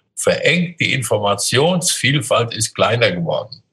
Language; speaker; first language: German; native; German